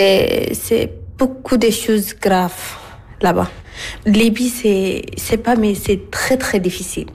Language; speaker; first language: French; non-native, learner; Arabic